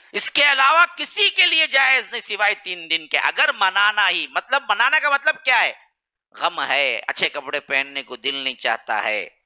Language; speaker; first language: Urdu; native; Urdu